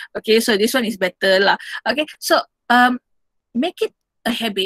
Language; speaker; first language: English; non-native, local second language; Malay